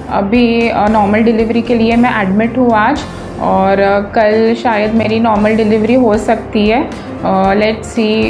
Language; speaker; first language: Hindi; non-native, local second language; Marathi